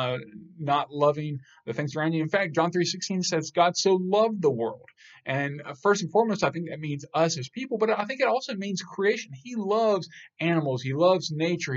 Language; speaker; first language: English; native; English